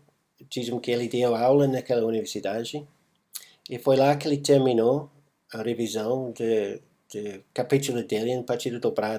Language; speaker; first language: Portuguese; non-native, fluent; English